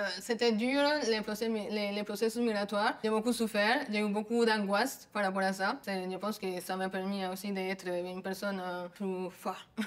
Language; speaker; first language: French; non-native, fluent; Spanish